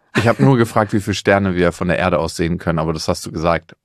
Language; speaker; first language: German; native; German